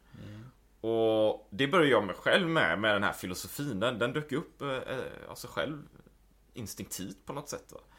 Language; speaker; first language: Swedish; native; Swedish